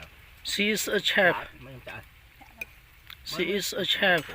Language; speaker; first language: English; non-native, learner; Khmer